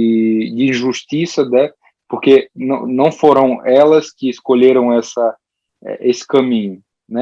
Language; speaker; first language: Portuguese; early bilingual, heritage; Portuguese